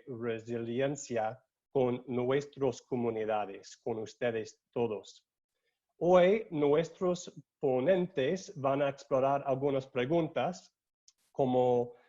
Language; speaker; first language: Spanish; non-native, learner; English